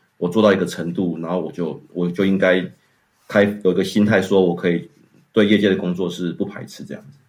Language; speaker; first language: Chinese; native; Chinese